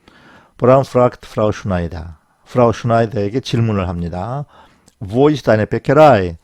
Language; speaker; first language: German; non-native, fluent; Korean